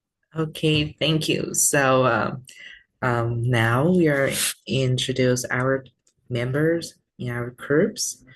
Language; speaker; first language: English; non-native, learner; Vietnamese